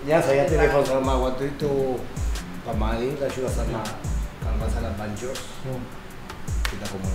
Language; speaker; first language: Indonesian; non-native, learner; Spanish